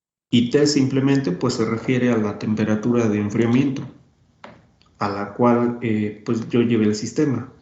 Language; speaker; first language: Spanish; native; Spanish